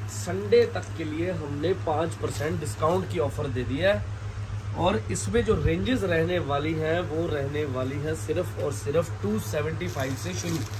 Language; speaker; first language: Hindi; non-native, local second language; Punjabi